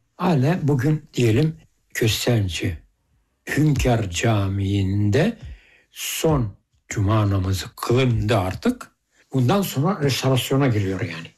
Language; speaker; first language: Turkish; early bilingual, heritage; Turkish